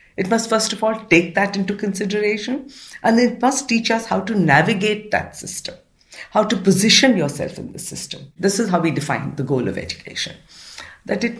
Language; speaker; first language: English; non-native, local second language; Marathi